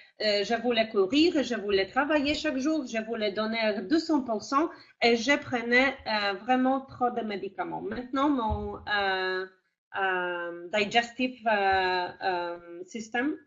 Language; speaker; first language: French; non-native, fluent; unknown